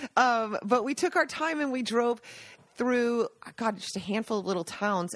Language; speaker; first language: English; native; English